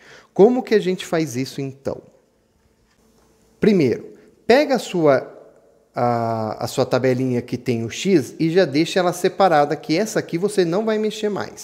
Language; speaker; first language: Portuguese; native; Portuguese